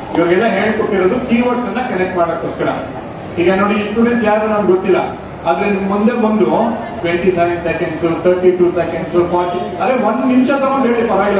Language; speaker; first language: Kannada; non-native, local second language; Urdu